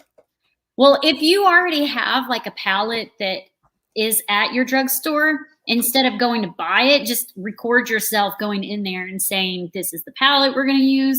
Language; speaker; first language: English; native; English